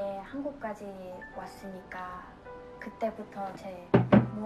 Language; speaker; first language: Korean; non-native, learner; Thai